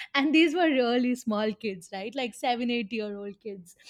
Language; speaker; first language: English; non-native, local second language; Hindi